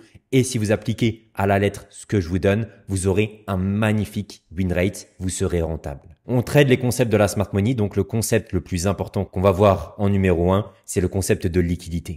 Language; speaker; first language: French; native; French